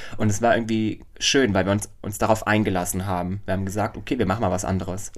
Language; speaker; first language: German; native; German